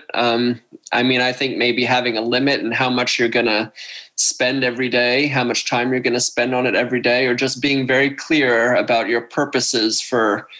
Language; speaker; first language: English; native; English